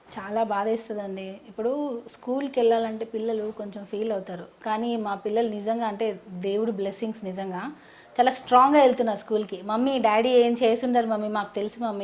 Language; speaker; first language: Telugu; native; Telugu